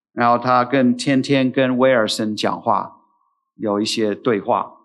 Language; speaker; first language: Chinese; non-native, fluent; English